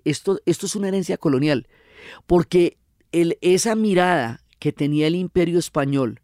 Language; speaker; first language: Spanish; native; Spanish